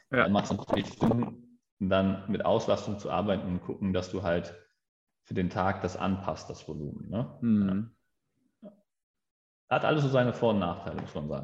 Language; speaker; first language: German; native; German